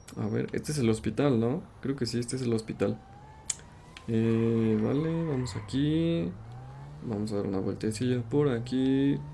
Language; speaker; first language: Spanish; native; Spanish